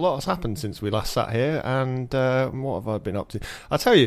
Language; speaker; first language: English; native; English